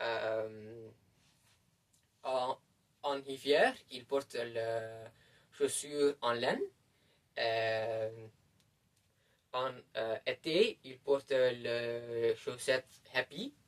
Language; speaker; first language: French; non-native, learner; Dutch